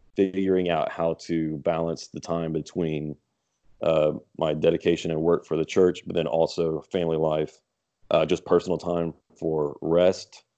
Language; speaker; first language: English; native; English